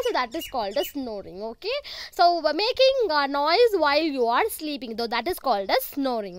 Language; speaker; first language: English; non-native, local second language; Tamil